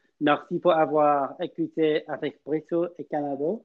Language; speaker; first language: French; non-native, learner; English